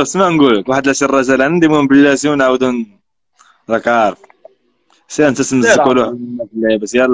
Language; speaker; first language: Arabic; native; Arabic